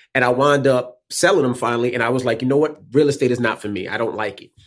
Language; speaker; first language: English; native; English